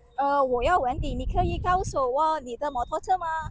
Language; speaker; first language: Chinese; non-native, learner; Indonesian